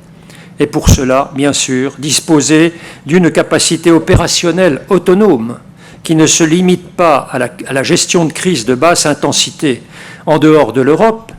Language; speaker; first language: French; native; French